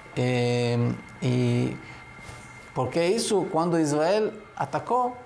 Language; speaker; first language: Spanish; non-native, fluent; Hebrew